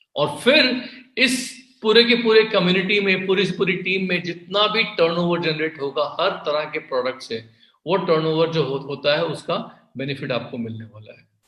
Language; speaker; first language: Hindi; native; Hindi